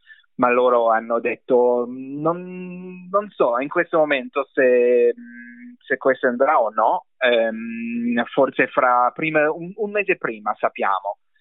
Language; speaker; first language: Italian; non-native, fluent; English